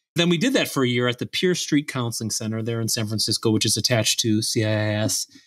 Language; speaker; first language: English; native; English